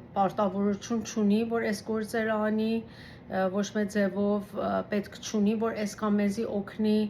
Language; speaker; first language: Armenian; early bilingual, heritage; Armenian